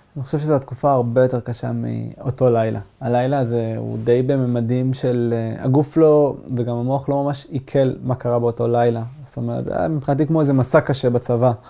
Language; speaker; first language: Hebrew; non-native, local second language; Arabic